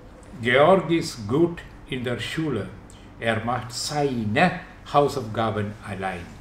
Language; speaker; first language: German; non-native, fluent; Malayalam